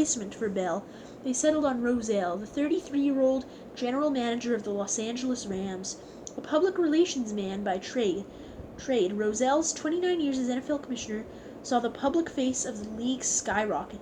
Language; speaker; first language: English; native; English